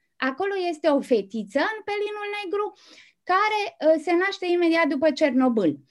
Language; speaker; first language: Romanian; native; Romanian